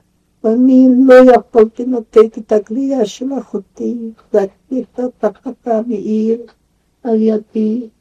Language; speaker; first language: Hebrew; non-native, fluent; Yiddish